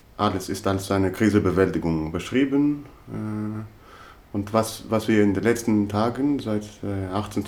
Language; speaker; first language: German; non-native, fluent; Greek